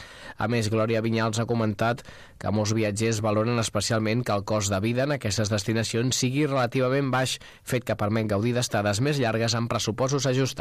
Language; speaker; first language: Catalan; native; Catalan